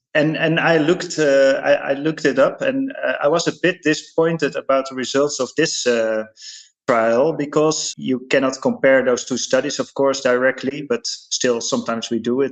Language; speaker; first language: English; non-native, fluent; Dutch